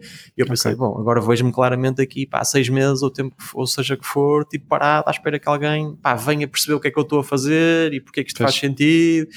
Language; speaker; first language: Portuguese; native; Portuguese